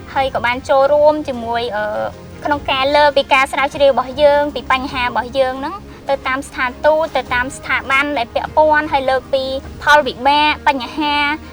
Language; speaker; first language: Khmer; non-native, local second language; Western Cham